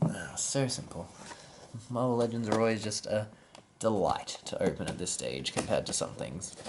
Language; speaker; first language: English; native; English